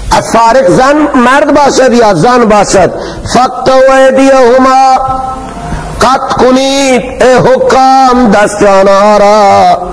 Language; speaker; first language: Persian; non-native, local second language; Baluchi